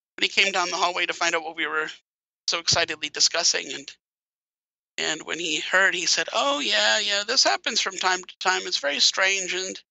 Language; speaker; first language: English; native; English